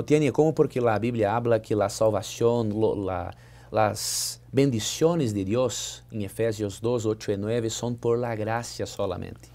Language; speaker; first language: Spanish; non-native, learner; Portuguese